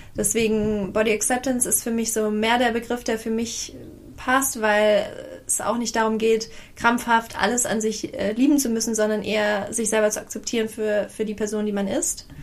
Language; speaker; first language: German; native; German